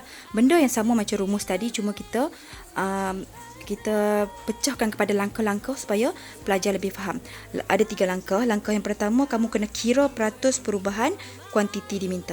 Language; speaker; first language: Malay; native; Malay